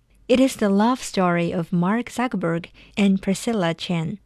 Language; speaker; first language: English; non-native, fluent; Chinese